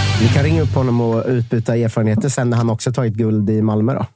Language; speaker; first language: Swedish; native; Swedish